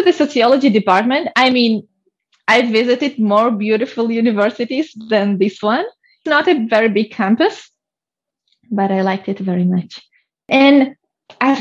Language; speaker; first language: English; non-native, fluent; Russian